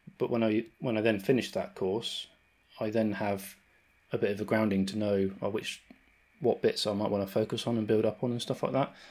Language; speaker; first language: English; native; English